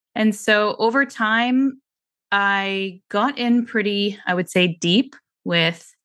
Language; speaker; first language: English; native; English